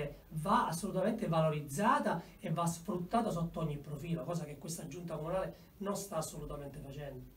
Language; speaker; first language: Italian; native; Italian